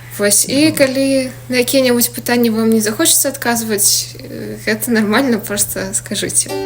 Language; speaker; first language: Belarusian; non-native, local second language; Russian